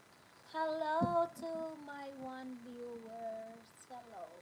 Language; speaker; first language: English; non-native, learner; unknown